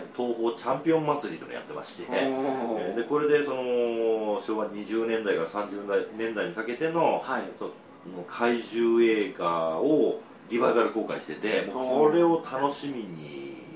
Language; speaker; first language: Japanese; native; Japanese